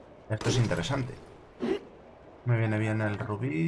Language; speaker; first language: Spanish; native; Spanish